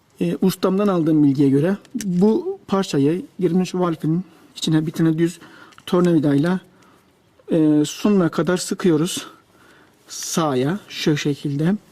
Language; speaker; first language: Turkish; native; Turkish